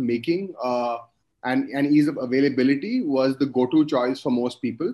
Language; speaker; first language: English; non-native, local second language; Hindi